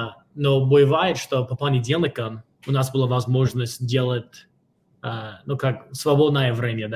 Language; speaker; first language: Russian; non-native, fluent; English